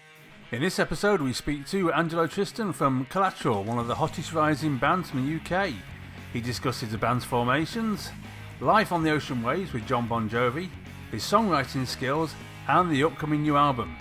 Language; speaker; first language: English; native; English